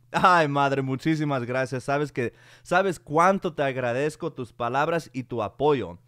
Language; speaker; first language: Spanish; early bilingual, heritage; Spanish